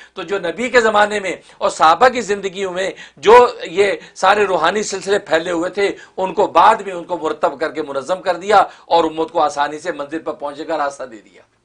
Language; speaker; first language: Urdu; native; Urdu